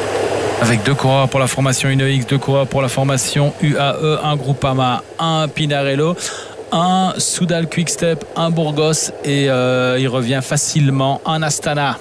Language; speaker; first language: French; native; French